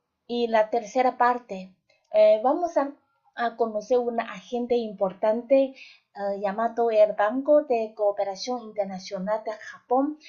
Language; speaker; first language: Spanish; non-native, fluent; Chinese